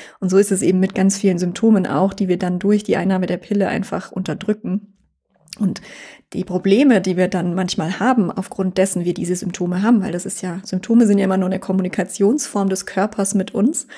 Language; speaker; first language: German; native; German